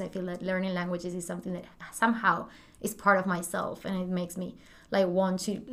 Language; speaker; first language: English; non-native, fluent; Spanish